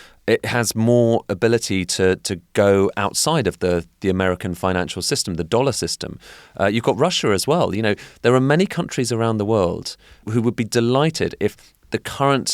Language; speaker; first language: English; native; English